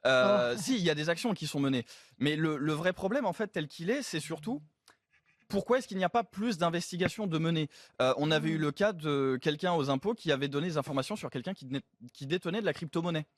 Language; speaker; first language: French; native; French